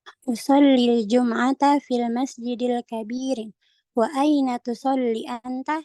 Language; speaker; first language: Arabic; non-native, learner; Indonesian